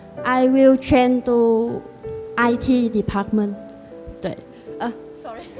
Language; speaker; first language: English; non-native, learner; Vietnamese